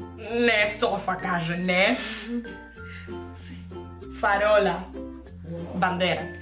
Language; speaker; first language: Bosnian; non-native, learner; Spanish